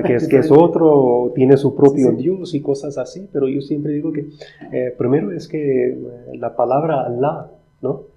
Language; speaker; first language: Spanish; non-native, fluent; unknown